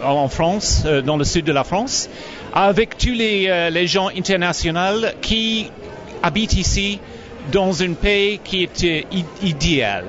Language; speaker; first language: French; non-native, fluent; English